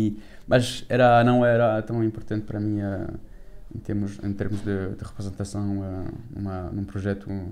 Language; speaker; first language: Portuguese; early bilingual, heritage; French